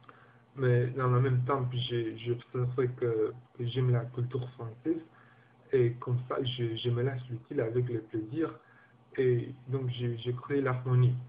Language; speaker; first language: French; non-native, learner; Romanian